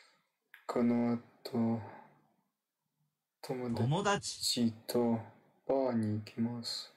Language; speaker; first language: Japanese; non-native, learner; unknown